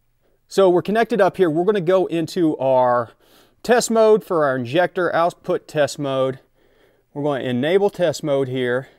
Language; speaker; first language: English; native; English